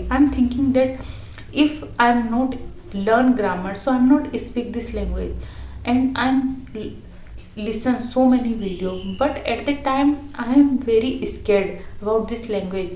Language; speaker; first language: English; non-native, learner; Hindi